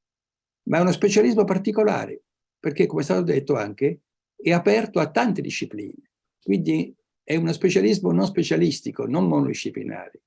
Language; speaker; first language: Italian; native; Italian